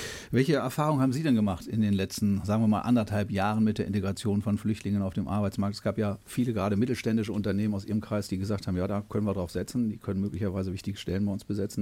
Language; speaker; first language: German; native; German